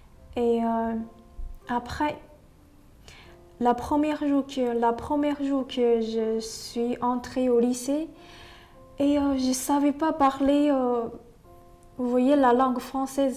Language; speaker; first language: French; non-native, learner; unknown